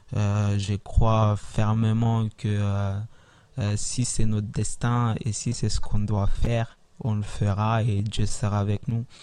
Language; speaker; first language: French; early bilingual, other home language; Italian